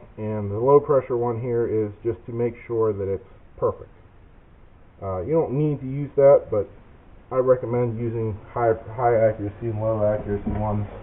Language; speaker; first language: English; native; English